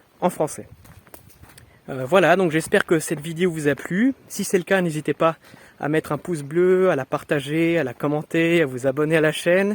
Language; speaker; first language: French; native; French